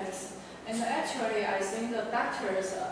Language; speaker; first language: English; non-native, learner; Chinese